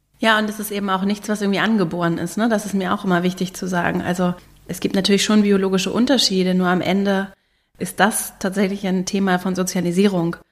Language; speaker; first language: German; native; German